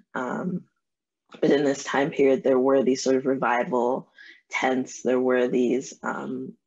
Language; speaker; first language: English; native; English